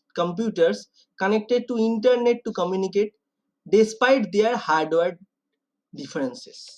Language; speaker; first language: English; non-native, local second language; Bangla